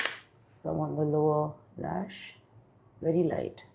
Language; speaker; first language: English; non-native, local second language; Bangla